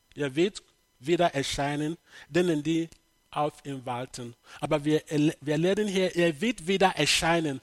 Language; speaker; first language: German; non-native, fluent; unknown